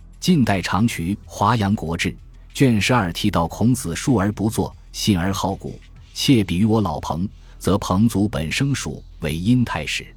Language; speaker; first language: Chinese; native; Chinese